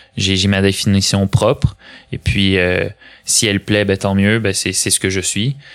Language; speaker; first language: French; early bilingual, other home language; Arabic